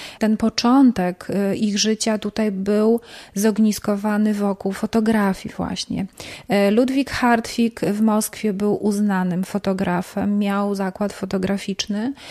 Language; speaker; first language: Polish; native; Polish